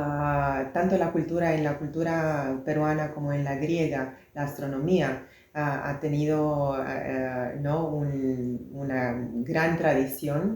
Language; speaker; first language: Spanish; non-native, fluent; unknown